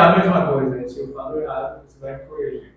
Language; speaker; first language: Portuguese; non-native, fluent; Haitian Creole